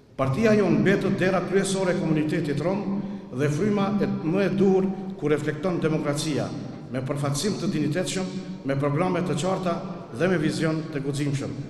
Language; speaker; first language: Albanian; non-native, local second language; Romany